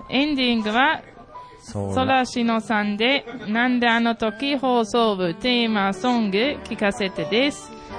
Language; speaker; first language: Japanese; non-native, fluent; German